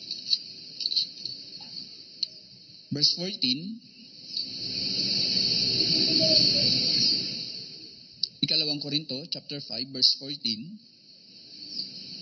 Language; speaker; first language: Filipino; native; Filipino